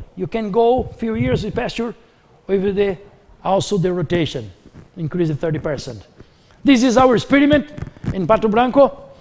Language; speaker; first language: English; non-native, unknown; Portuguese